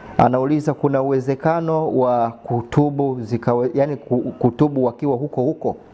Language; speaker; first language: Swahili; native; Swahili